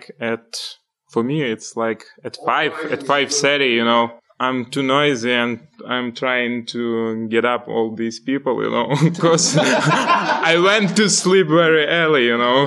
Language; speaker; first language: English; non-native, fluent; Ukrainian